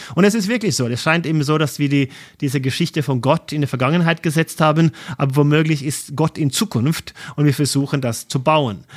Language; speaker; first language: German; non-native, fluent; Norwegian